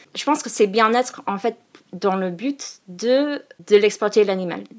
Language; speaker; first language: French; non-native, learner; English